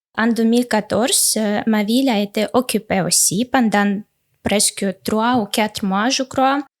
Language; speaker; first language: French; non-native, fluent; Russian